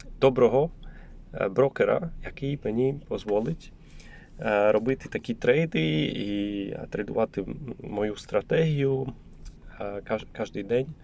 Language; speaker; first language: Ukrainian; non-native, learner; Polish